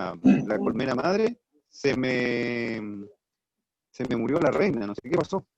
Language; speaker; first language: Spanish; native; Spanish